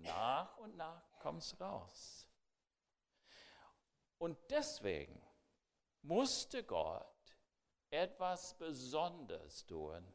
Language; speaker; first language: German; non-native, fluent; English